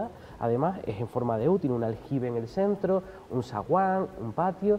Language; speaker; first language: Spanish; native; Spanish